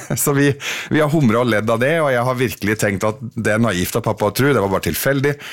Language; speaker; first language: Norwegian; early bilingual, other home language; Arabic